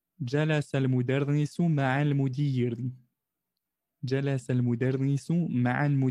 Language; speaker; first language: Arabic; non-native, fluent; French